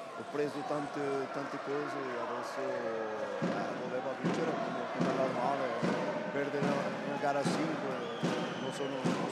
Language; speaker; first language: Italian; non-native, fluent; Portuguese